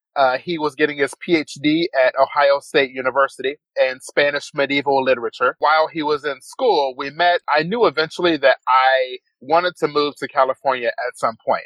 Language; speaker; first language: English; native; English